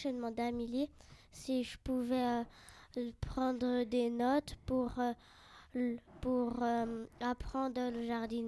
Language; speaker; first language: French; early bilingual, other home language; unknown